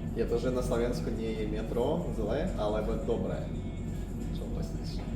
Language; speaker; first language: Slovak; non-native, learner; Russian